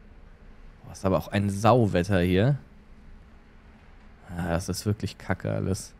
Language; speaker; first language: German; native; German